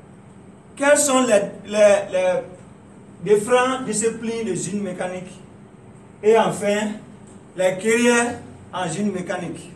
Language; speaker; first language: French; non-native, learner; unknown